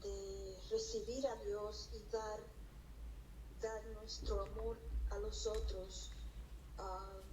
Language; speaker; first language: Spanish; early bilingual, heritage; Spanish